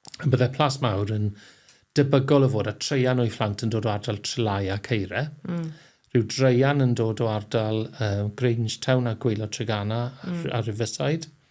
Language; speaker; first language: Welsh; native; Welsh